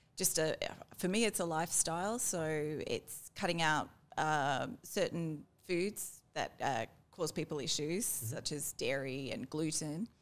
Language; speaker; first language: English; native; English